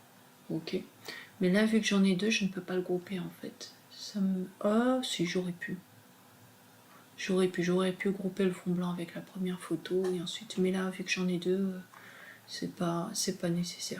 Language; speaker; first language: French; native; French